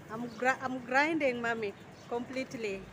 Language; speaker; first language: English; non-native, learner; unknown